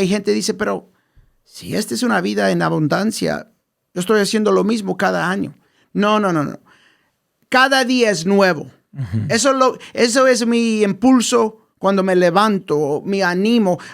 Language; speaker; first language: Spanish; early bilingual, heritage; English